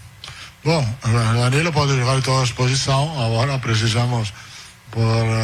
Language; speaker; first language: Portuguese; non-native, fluent; Italian